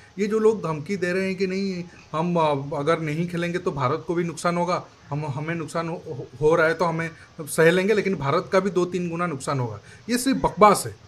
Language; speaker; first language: Hindi; native; Hindi